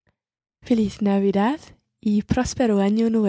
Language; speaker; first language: Spanish; non-native, learner; English